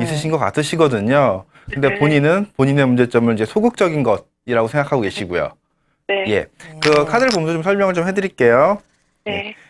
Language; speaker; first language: Korean; native; Korean